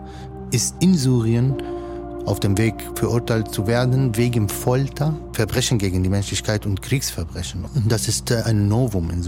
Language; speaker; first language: German; non-native, fluent; Arabic